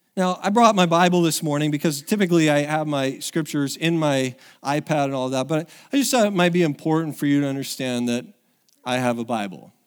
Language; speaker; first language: English; native; English